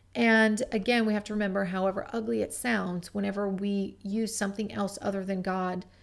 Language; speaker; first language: English; native; English